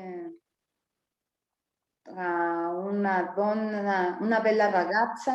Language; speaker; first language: Italian; non-native, learner; Spanish